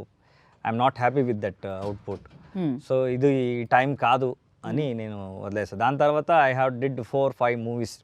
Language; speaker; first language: Telugu; non-native, learner; Kannada